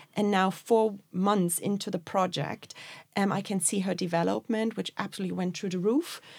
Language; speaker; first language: English; non-native, fluent; German